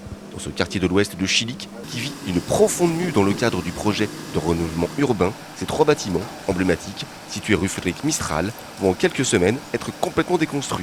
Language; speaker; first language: French; native; French